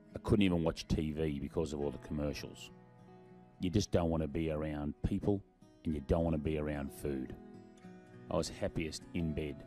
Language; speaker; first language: English; native; English